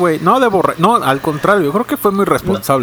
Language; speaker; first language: Spanish; native; Spanish